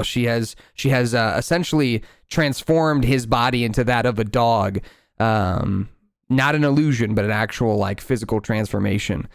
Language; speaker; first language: English; native; English